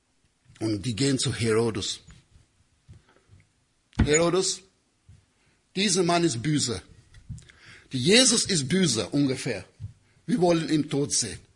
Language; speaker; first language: German; non-native, learner; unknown